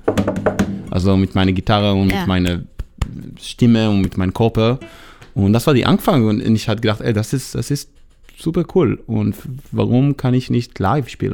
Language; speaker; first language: German; non-native, learner; Hebrew